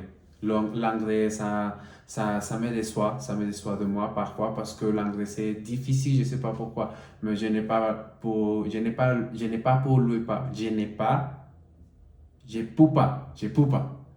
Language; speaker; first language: French; non-native, learner; Spanish